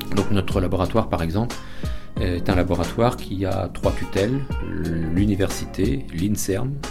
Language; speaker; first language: French; native; French